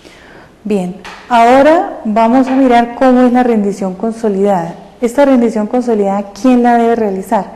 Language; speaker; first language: Spanish; native; Spanish